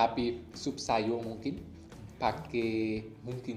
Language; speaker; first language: Indonesian; non-native, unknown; German